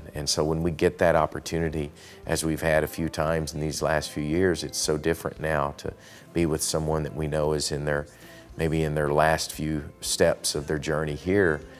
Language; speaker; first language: English; native; English